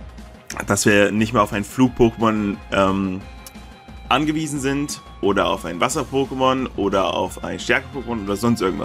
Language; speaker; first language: German; native; German